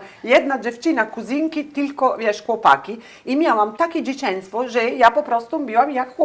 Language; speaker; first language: Polish; non-native, learner; Italian